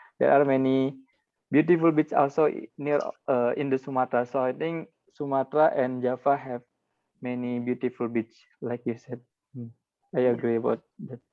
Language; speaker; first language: English; non-native, learner; Indonesian